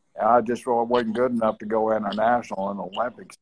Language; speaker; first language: English; native; English